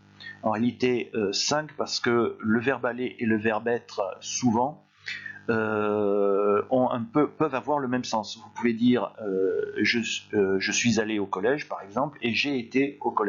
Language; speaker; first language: French; native; French